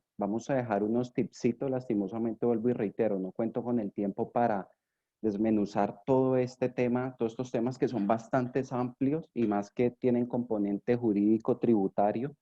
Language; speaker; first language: Spanish; native; Spanish